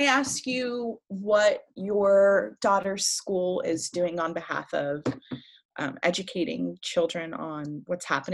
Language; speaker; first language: English; early bilingual, other home language; French